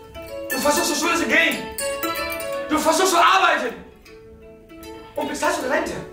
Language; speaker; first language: German; non-native, learner; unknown